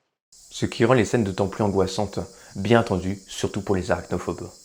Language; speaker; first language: French; native; French